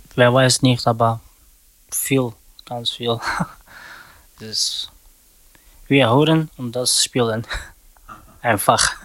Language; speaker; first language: German; non-native, learner; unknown